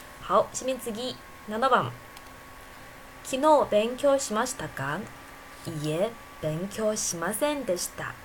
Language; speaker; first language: Japanese; non-native, fluent; Chinese